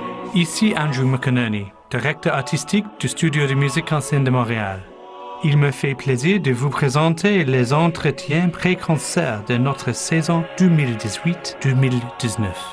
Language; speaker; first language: French; non-native, learner; English